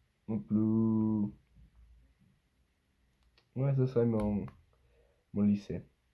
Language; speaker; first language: French; non-native, learner; Spanish